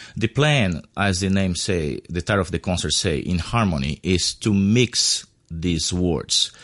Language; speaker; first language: English; non-native, fluent; Portuguese